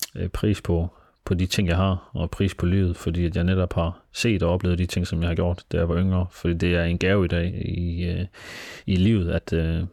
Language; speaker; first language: Danish; early bilingual, other home language; Somali